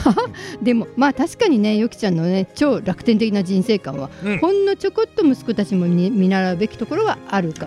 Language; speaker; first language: Japanese; native; Japanese